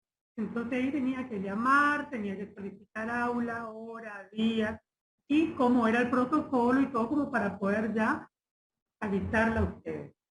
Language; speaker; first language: Spanish; native; Spanish